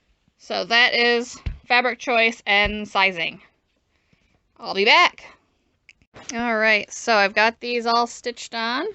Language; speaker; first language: English; native; English